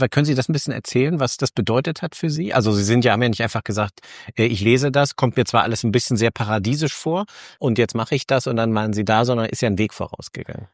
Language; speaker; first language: German; native; German